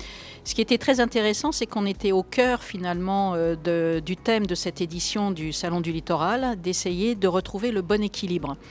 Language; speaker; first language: French; native; French